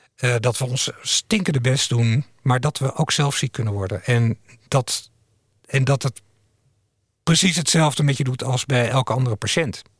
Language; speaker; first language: Dutch; native; Dutch